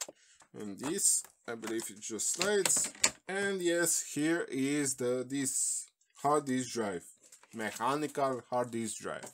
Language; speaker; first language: English; non-native, fluent; Slovenian